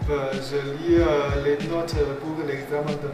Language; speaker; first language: French; non-native, learner; Chinese